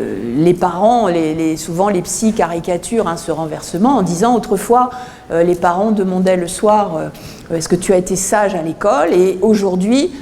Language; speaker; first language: French; native; French